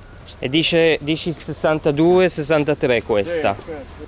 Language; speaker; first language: Italian; non-native, fluent; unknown